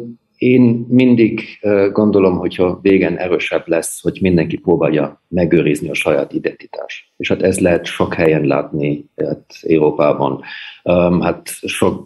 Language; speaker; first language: Hungarian; early bilingual, heritage; German